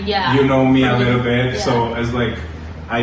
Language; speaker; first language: English; non-native, fluent; Spanish